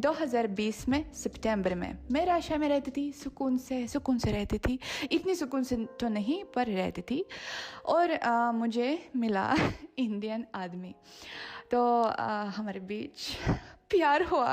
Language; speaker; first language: Hindi; non-native, fluent; Russian